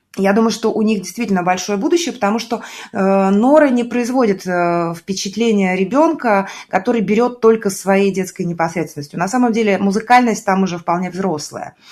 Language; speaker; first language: Russian; native; Russian